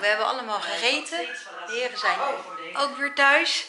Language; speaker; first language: Dutch; native; Dutch